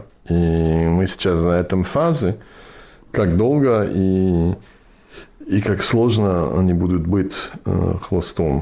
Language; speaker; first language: Russian; non-native, fluent; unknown